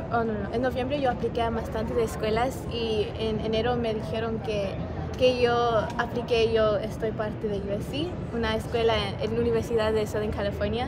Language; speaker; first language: Spanish; early bilingual, heritage; Spanish